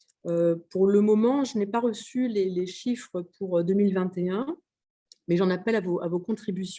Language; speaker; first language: French; native; French